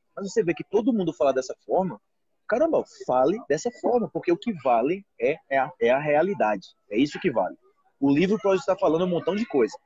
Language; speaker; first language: Portuguese; native; Portuguese